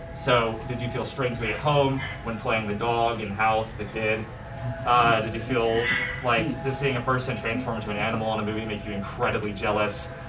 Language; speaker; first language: English; native; English